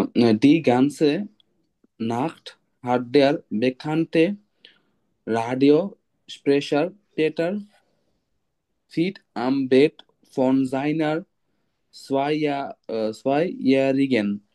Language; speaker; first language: German; non-native, learner; Bangla